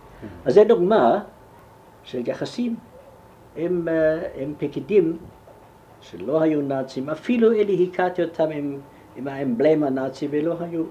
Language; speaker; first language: Hebrew; non-native, fluent; German